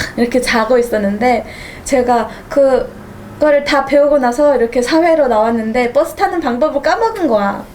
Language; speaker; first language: Korean; native; Korean